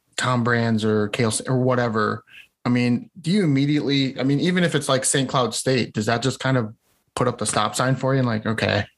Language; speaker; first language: English; native; English